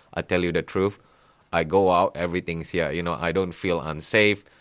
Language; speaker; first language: English; non-native, local second language; Malay